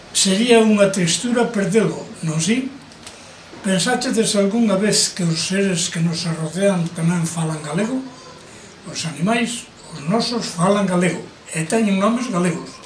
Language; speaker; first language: Galician; native; Galician